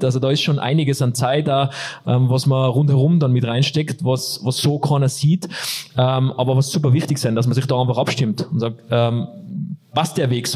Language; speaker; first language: German; native; German